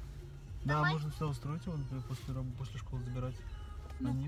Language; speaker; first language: Russian; native; Russian